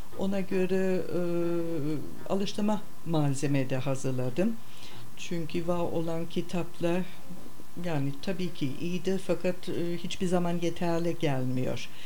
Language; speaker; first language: Turkish; non-native, fluent; German